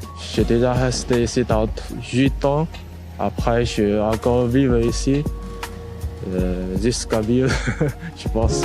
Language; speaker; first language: French; non-native, learner; Chinese